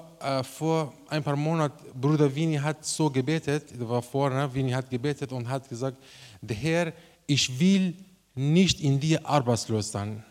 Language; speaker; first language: German; non-native, learner; Persian